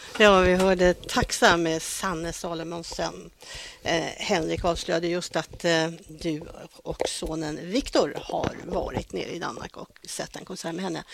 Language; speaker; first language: Swedish; native; Swedish